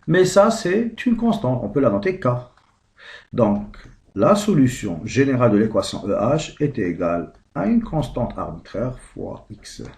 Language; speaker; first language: French; non-native, local second language; Arabic